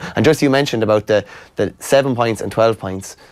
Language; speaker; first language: English; native; English